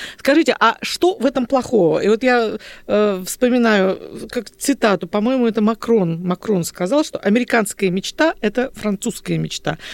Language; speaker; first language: Russian; native; Russian